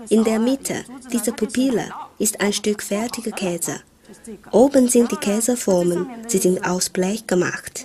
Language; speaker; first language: German; non-native, fluent; Chinese